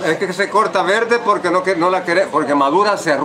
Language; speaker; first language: Spanish; native; Spanish